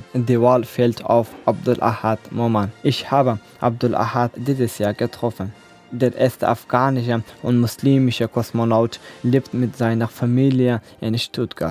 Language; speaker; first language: German; non-native, fluent; Persian